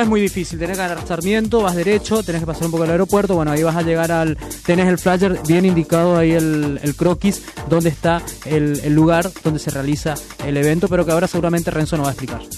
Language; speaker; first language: Spanish; native; Spanish